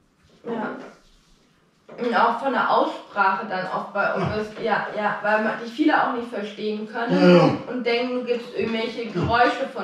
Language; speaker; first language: German; native; German